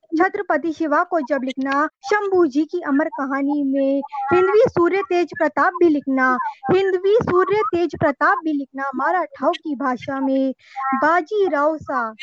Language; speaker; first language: Hindi; native; Hindi